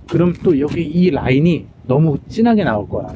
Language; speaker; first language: Korean; native; Korean